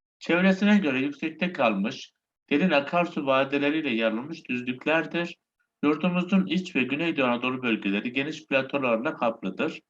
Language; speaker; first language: Turkish; native; Turkish